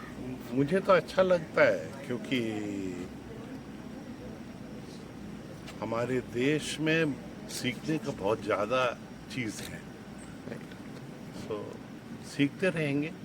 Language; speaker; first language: Hindi; non-native, local second language; Telugu